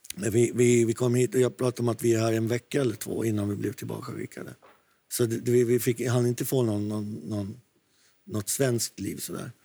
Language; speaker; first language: Swedish; non-native, fluent; Arabic